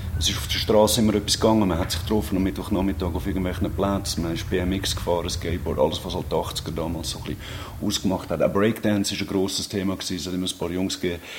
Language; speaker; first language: German; native; German